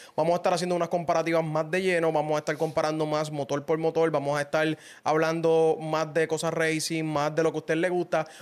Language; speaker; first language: Spanish; native; Spanish